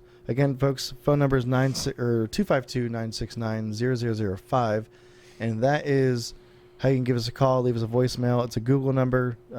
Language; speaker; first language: English; native; English